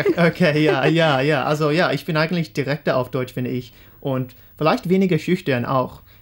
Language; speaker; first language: German; non-native, fluent; English